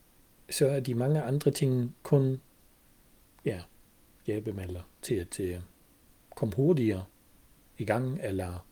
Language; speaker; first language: Danish; non-native, fluent; German